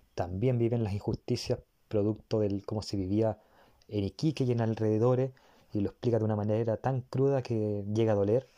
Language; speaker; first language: Spanish; native; Spanish